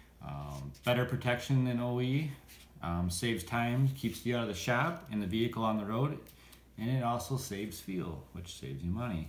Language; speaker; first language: English; native; English